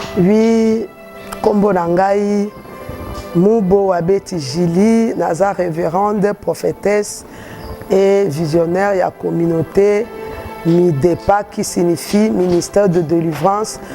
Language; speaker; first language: Lingala; non-native, local second language; Kongo